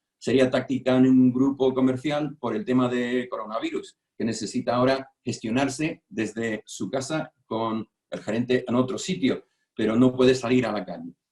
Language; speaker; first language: Spanish; non-native, fluent; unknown